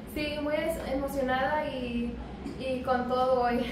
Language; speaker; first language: Spanish; early bilingual, heritage; Spanish